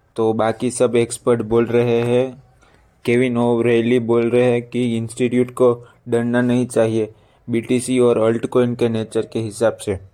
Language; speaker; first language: Hindi; non-native, local second language; Gujarati